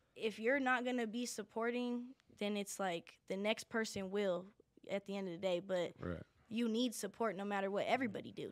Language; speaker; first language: English; native; English